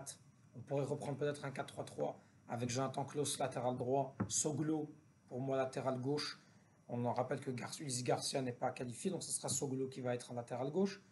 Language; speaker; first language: French; native; French